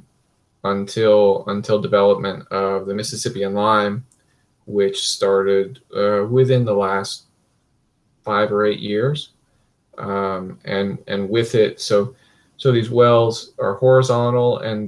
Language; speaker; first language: English; native; English